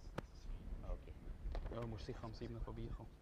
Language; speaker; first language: German; non-native, local second language; French